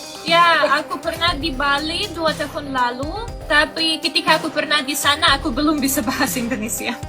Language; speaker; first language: Indonesian; non-native, learner; Russian